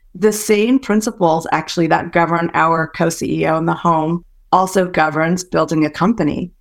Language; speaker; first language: English; early bilingual, other home language; Min Nan Chinese